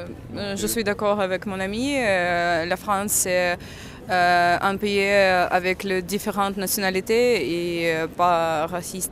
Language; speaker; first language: French; non-native, learner; Ukrainian